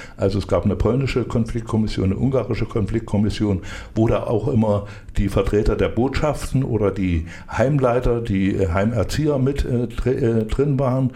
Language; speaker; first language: German; native; German